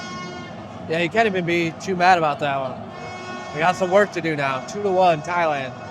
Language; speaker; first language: English; native; English